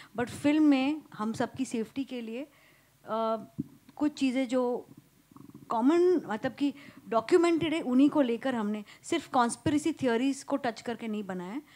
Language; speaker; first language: Hindi; native; Hindi